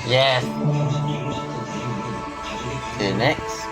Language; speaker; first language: English; non-native, local second language; Malay